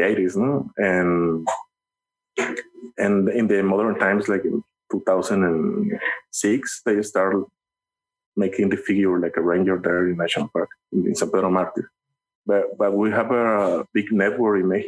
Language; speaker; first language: English; non-native, learner; Spanish